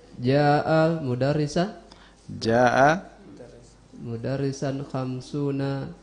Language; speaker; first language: Arabic; non-native, learner; Indonesian